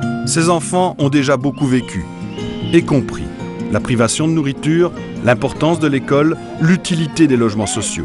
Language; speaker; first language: French; native; French